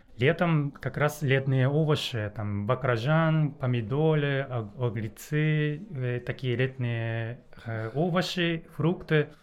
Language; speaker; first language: Russian; non-native, learner; Japanese